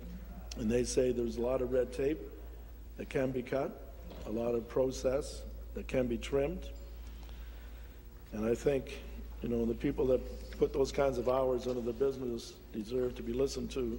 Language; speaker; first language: English; native; English